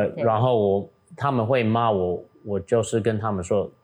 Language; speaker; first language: Chinese; non-native, fluent; Min Nan Chinese